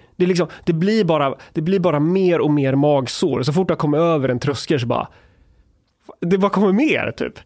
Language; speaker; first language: Swedish; native; Swedish